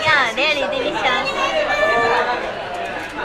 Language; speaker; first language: English; non-native, learner; Japanese